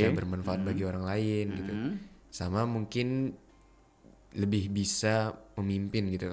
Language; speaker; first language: Indonesian; native; Indonesian